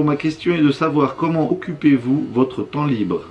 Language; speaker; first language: French; native; French